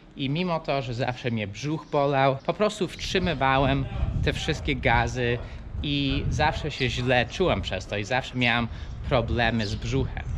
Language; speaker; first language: Polish; early bilingual, heritage; English